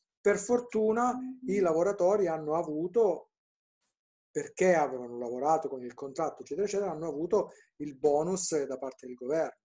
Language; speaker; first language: Italian; native; Italian